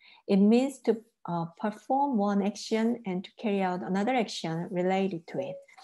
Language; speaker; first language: English; non-native, fluent; Korean